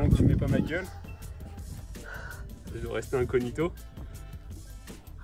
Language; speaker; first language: French; native; French